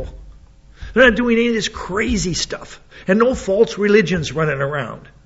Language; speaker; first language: English; native; English